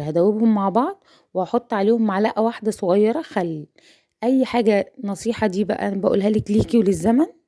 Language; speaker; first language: Arabic; native; Arabic